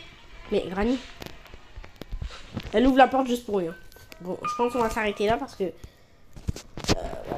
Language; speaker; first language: French; native; French